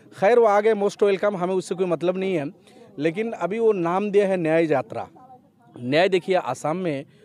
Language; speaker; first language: Hindi; non-native, local second language; Bangla